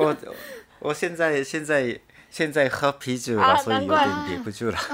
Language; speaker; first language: Chinese; non-native, fluent; Japanese